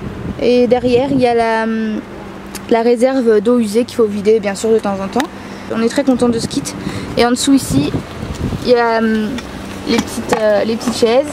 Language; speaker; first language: French; native; French